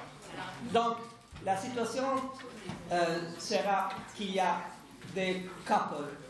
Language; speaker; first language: French; non-native, fluent; Italian